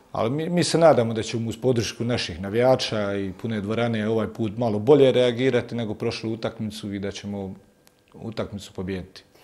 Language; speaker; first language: Croatian; native; Croatian